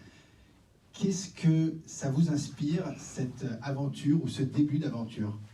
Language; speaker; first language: French; native; French